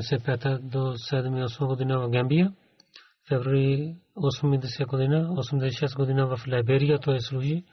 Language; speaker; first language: Bulgarian; non-native, learner; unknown